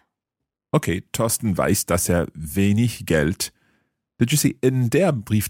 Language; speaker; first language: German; non-native, learner; English